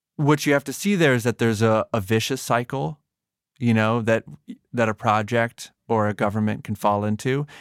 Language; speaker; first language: English; native; English